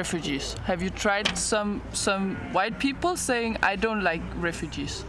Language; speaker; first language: English; non-native, fluent; Danish